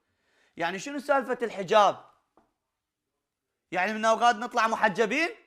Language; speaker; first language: Arabic; native; Arabic